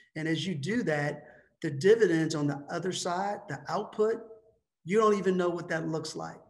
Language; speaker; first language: English; native; English